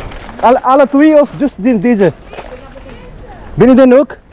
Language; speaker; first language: Dutch; non-native, learner; Nepali